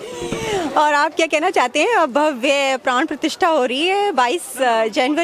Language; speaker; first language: Hindi; native; Hindi